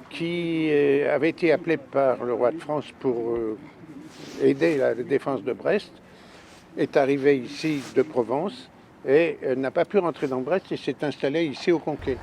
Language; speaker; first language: French; native; French